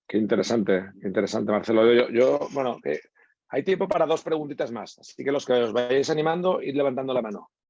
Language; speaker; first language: Spanish; native; Spanish